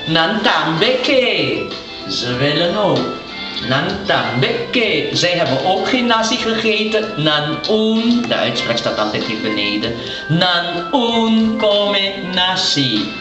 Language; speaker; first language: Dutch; non-native, local second language; Papiamento